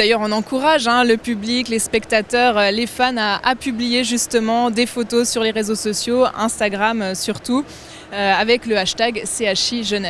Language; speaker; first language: French; native; French